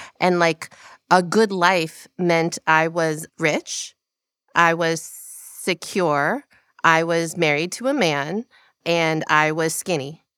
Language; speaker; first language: English; early bilingual, other home language; Korean